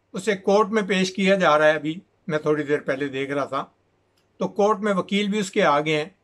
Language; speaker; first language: Urdu; native; Urdu